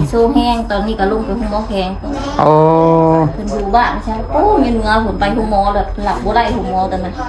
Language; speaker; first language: Thai; non-native, local second language; Lao